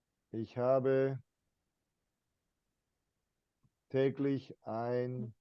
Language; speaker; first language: German; non-native, fluent; English